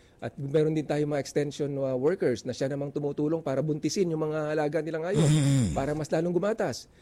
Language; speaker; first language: Filipino; non-native, local second language; Iloko